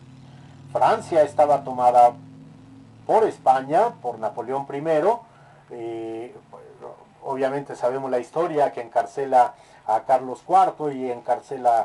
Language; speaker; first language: Spanish; native; Spanish